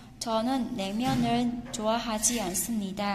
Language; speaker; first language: Korean; non-native, fluent; Vietnamese